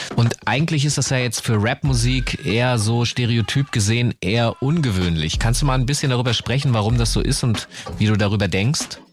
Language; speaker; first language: German; native; German